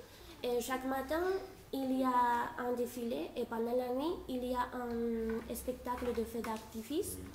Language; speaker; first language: French; non-native, fluent; Spanish